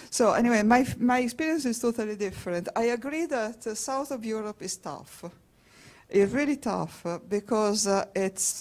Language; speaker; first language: English; non-native, fluent; Italian